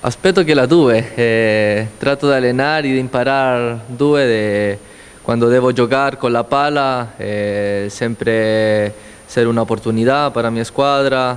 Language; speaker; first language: Italian; non-native, learner; Spanish